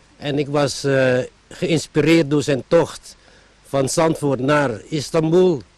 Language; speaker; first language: Dutch; non-native, fluent; Turkish